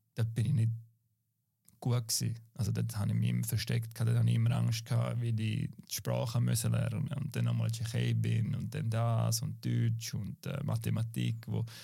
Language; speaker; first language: German; native; German